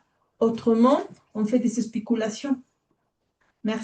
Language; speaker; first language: French; non-native, fluent; Spanish